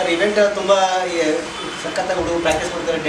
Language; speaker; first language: Kannada; native; Kannada